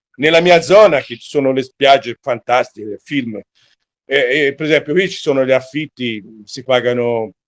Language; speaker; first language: Italian; native; Italian